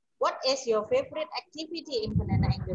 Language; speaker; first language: English; non-native, fluent; Indonesian